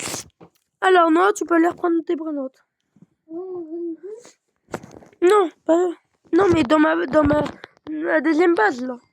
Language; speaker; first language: French; native; French